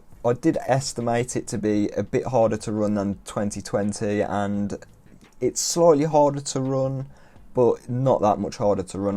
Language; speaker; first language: English; native; English